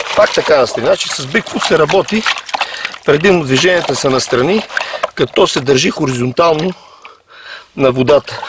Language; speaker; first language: Bulgarian; native; Bulgarian